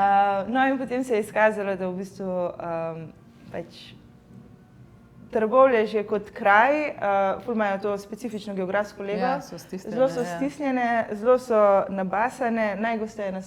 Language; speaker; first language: Slovenian; native; Slovenian